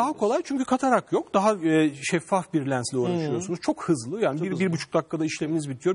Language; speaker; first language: Turkish; native; Turkish